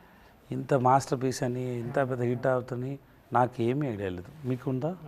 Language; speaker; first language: Telugu; non-native, learner; Tamil